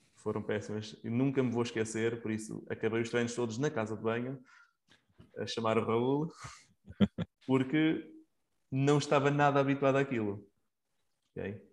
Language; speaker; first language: Portuguese; native; Portuguese